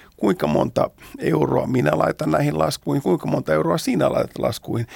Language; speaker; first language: Finnish; native; Finnish